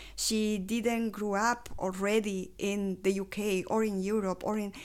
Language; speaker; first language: English; non-native, fluent; Spanish